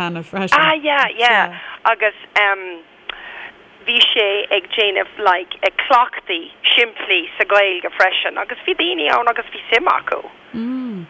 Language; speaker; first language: Irish; non-native, local second language; English